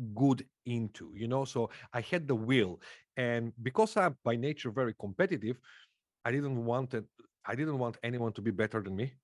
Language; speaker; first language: English; non-native, fluent; Macedonian